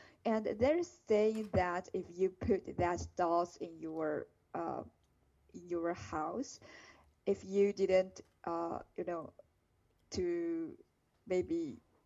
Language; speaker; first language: English; non-native, fluent; Chinese